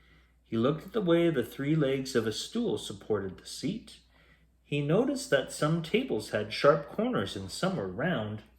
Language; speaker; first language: English; native; English